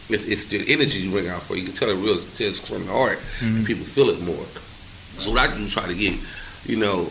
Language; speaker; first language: English; native; English